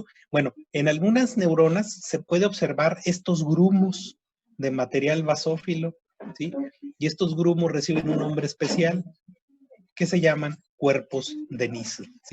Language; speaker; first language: Spanish; native; Spanish